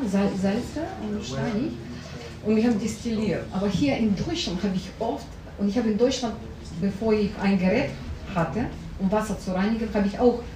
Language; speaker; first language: German; non-native, learner; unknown